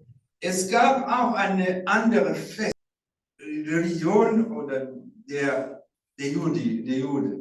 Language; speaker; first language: German; non-native, fluent; Rundi